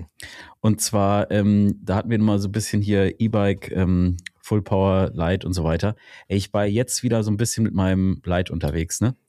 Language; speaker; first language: German; native; German